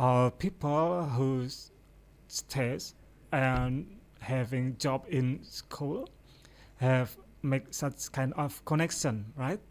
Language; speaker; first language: English; non-native, fluent; Indonesian